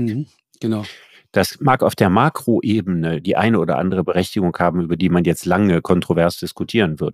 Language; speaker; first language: German; native; German